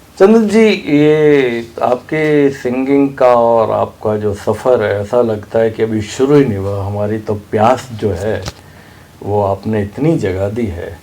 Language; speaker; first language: Hindi; native; Hindi